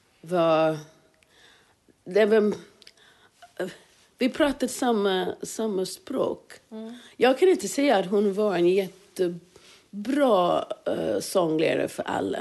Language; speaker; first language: Swedish; non-native, fluent; English